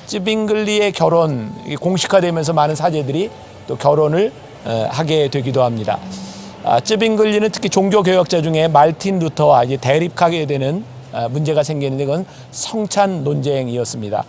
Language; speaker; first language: Korean; native; Korean